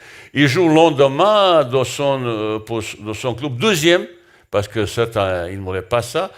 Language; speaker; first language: French; non-native, learner; Bosnian